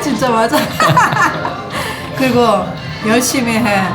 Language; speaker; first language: Korean; non-native, learner; Persian